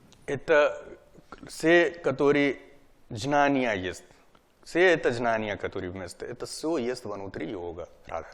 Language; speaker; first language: Russian; non-native, learner; Hindi